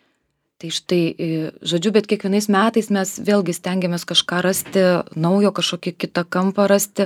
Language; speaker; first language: Lithuanian; native; Lithuanian